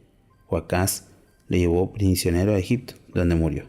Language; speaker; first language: Spanish; native; Spanish